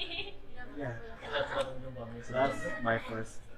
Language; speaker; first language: English; non-native, learner; Malay